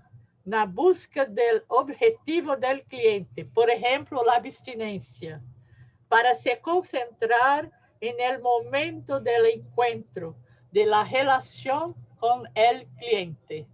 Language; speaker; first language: Spanish; non-native, learner; Portuguese